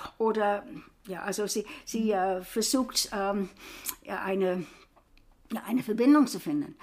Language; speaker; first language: German; non-native, fluent; English